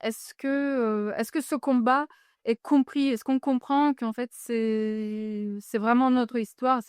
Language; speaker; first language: French; non-native, fluent; Ukrainian